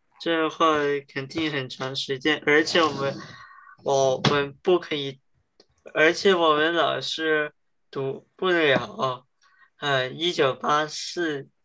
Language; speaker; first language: Chinese; early bilingual, heritage; Chinese